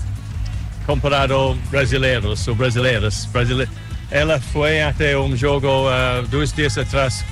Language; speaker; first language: Portuguese; non-native, learner; English